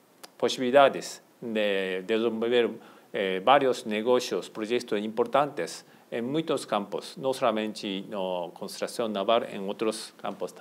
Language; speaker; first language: Portuguese; non-native, fluent; Japanese